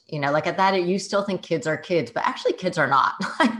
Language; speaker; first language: English; early bilingual, other home language; Chinese